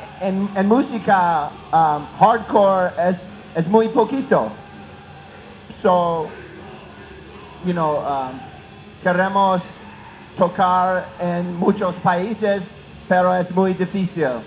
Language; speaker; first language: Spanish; non-native, learner; English